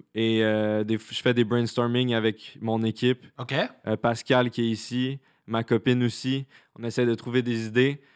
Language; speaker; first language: French; native; French